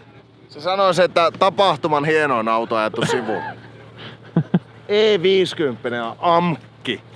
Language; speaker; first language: Finnish; native; Finnish